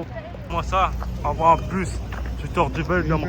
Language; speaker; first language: French; native; French